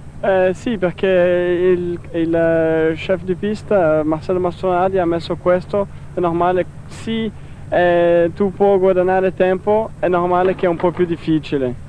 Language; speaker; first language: Italian; non-native, fluent; Portuguese